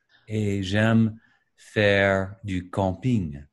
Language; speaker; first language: French; non-native, learner; English